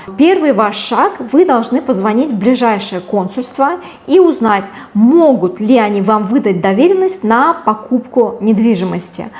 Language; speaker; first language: Russian; native; Russian